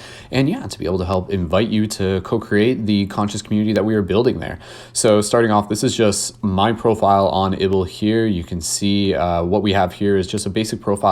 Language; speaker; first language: English; native; English